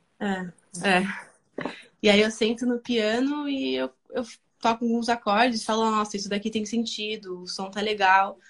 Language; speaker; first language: Portuguese; early bilingual, other home language; Spanish